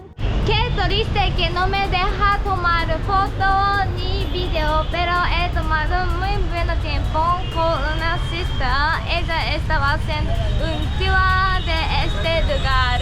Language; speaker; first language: Spanish; non-native, learner; Japanese